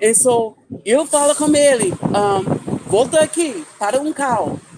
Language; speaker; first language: Portuguese; non-native, learner; English